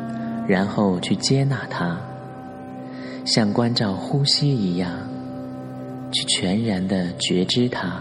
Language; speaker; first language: Chinese; native; Chinese